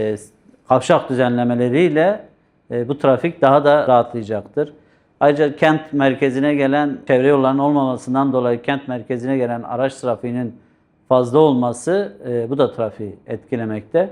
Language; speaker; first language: Turkish; native; Turkish